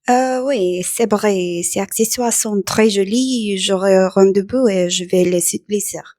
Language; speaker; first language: French; non-native, learner; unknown